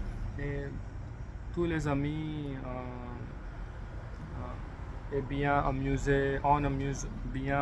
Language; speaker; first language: French; non-native, learner; English